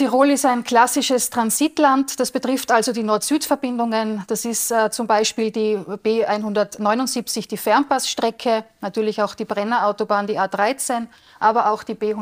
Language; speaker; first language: German; native; German